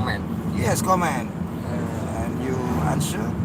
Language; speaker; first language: English; non-native, learner; Indonesian